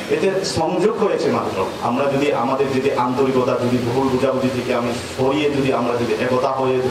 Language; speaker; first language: Bangla; non-native, local second language; Marma